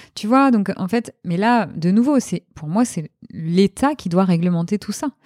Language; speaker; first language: French; native; French